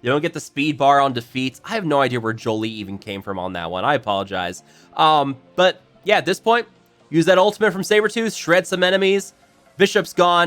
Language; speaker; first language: English; native; English